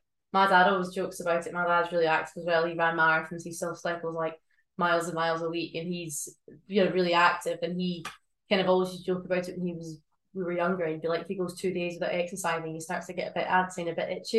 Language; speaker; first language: English; native; English